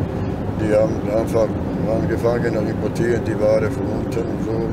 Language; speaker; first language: German; non-native, learner; Bosnian